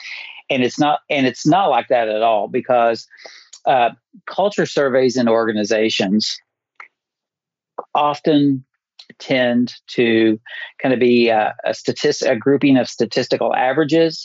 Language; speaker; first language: English; native; English